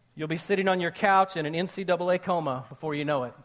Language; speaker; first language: English; native; English